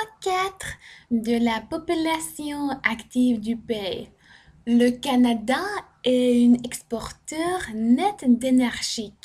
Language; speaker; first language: French; non-native, learner; Norwegian